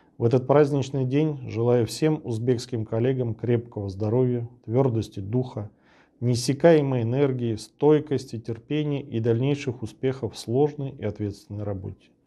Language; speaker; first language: Russian; native; Russian